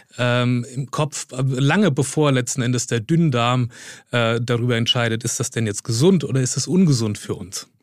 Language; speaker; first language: German; native; German